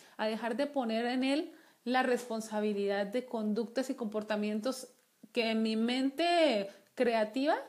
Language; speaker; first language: Spanish; native; Spanish